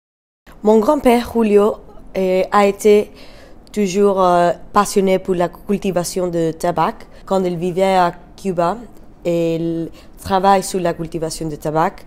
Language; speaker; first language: French; non-native, learner; Spanish